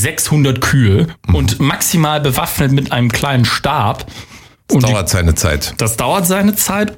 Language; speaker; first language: German; native; German